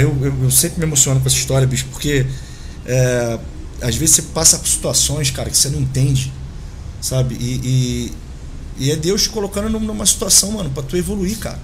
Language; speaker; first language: Portuguese; native; Portuguese